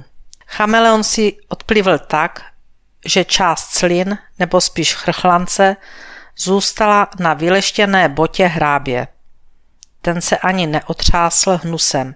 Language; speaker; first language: Czech; native; Czech